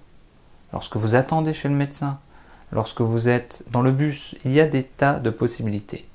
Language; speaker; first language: French; native; French